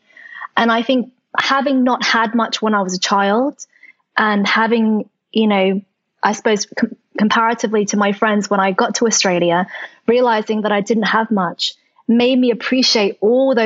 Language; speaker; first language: English; early bilingual, other home language; Chinese